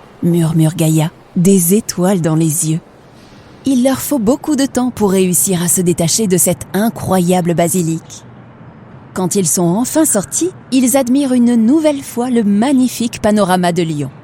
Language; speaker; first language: French; native; French